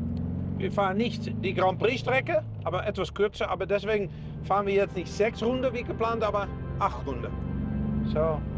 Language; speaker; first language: German; native; German